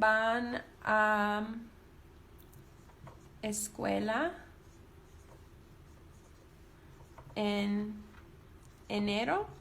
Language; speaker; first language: Spanish; non-native, learner; English